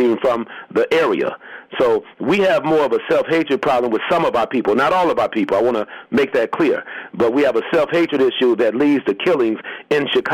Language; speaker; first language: English; native; English